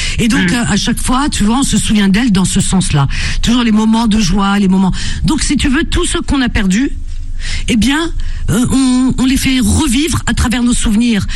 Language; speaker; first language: French; native; French